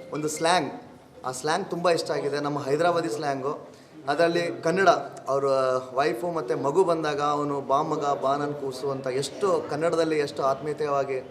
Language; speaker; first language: Kannada; native; Kannada